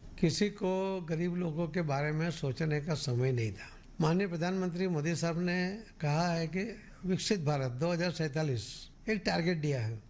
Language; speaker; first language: Hindi; non-native, local second language; Marathi